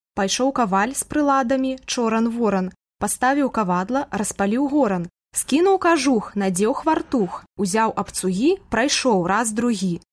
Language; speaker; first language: Belarusian; native; Belarusian